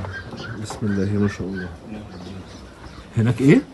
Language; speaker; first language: Arabic; native; Arabic